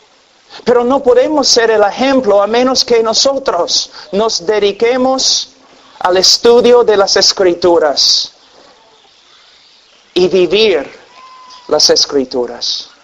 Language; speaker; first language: Spanish; non-native, fluent; English